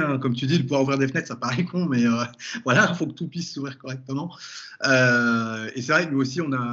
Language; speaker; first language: French; native; French